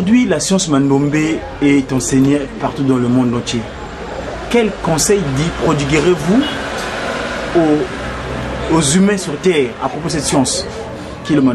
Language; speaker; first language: French; non-native, local second language; Kongo